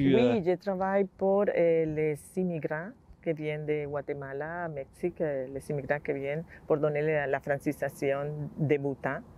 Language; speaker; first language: French; non-native, learner; Spanish